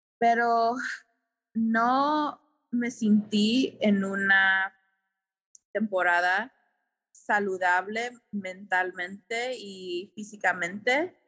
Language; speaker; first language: Spanish; early bilingual, heritage; Spanish